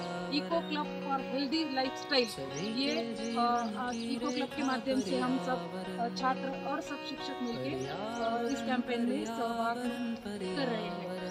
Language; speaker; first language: Hindi; non-native, local second language; Marathi